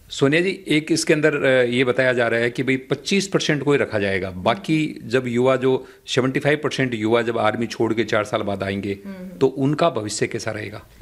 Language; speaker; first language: Hindi; native; Hindi